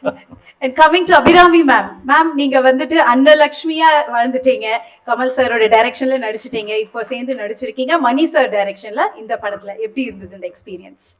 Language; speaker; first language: Tamil; native; Tamil